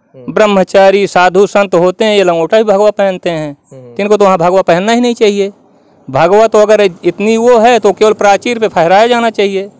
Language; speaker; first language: Hindi; native; Hindi